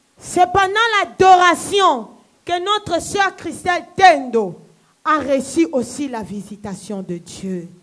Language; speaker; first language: French; non-native, local second language; Lingala